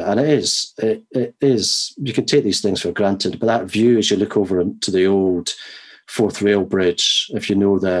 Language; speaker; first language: English; native; English